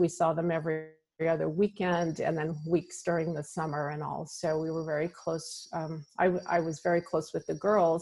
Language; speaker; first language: English; native; English